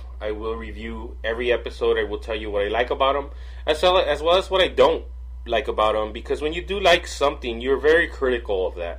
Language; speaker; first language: English; native; English